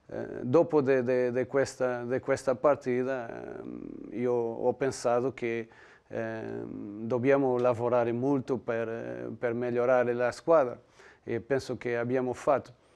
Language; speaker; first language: Italian; non-native, learner; Portuguese